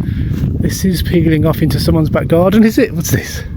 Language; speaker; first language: English; native; English